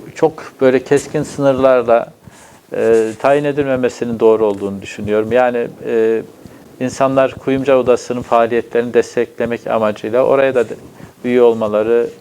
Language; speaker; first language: Turkish; native; Turkish